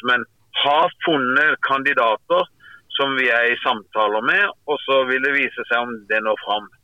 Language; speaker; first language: Norwegian; native; Norwegian